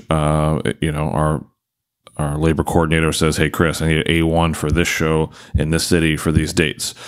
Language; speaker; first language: English; native; English